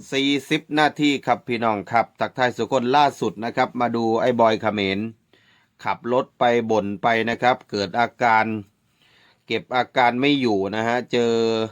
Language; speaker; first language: Thai; native; Thai